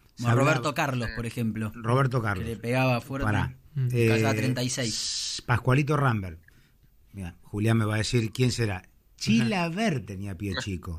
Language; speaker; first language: Spanish; native; Spanish